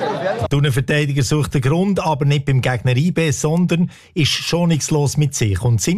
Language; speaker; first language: German; native; German